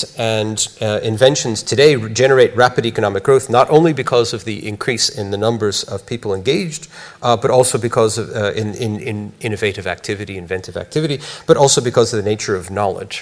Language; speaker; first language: English; native; English